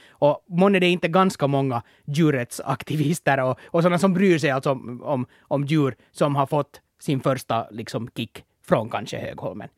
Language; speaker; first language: Swedish; native; Swedish